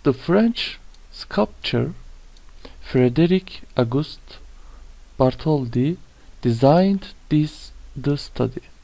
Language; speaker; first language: English; non-native, fluent; Turkish